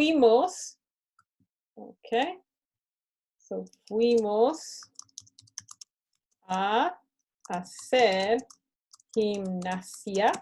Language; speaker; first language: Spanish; non-native, fluent; English